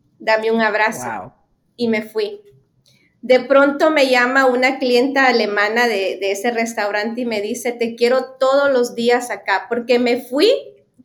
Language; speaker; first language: Spanish; native; Spanish